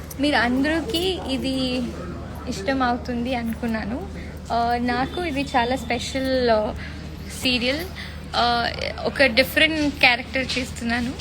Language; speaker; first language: Telugu; non-native, learner; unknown